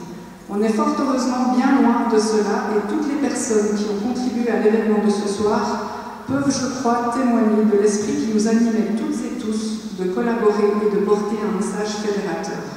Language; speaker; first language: French; native; French